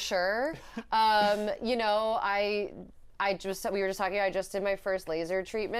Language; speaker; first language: English; native; English